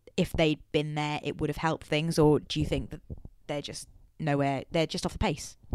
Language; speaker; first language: English; native; English